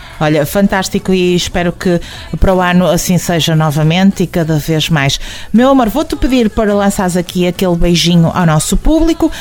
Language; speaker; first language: Portuguese; native; Portuguese